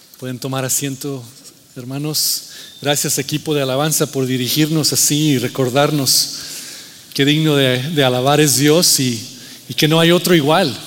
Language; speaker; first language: Spanish; early bilingual, heritage; Spanish